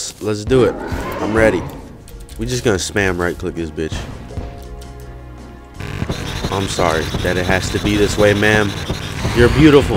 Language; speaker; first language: English; native; English